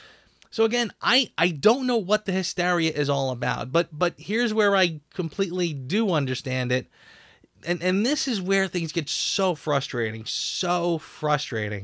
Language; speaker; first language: English; native; English